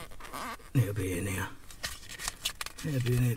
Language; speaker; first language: English; native; English